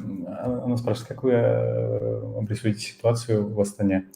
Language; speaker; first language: Russian; native; Russian